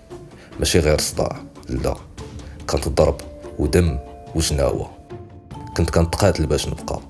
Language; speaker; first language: Arabic; native; Arabic